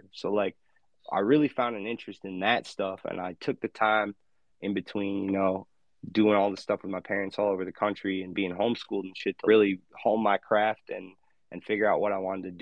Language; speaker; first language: English; native; English